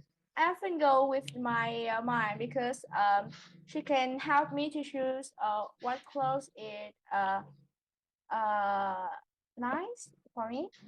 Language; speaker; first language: English; non-native, learner; Vietnamese